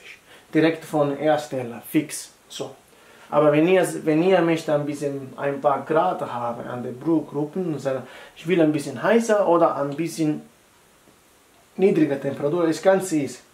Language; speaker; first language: German; non-native, fluent; Italian